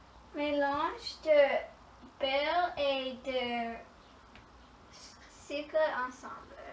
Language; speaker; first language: French; non-native, learner; English